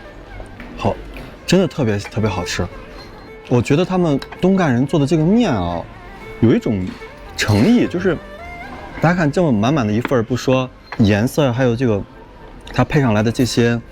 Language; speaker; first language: Chinese; native; Chinese